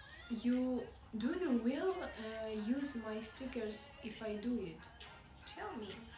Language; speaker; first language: English; non-native, learner; Russian